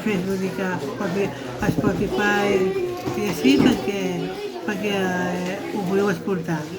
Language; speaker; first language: Catalan; non-native, local second language; Spanish